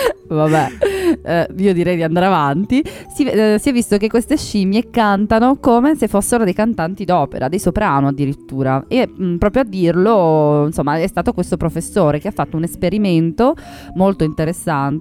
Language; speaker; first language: Italian; native; Italian